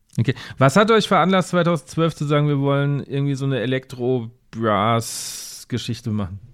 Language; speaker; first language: German; native; German